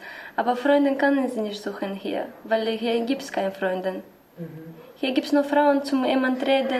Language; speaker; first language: German; non-native, learner; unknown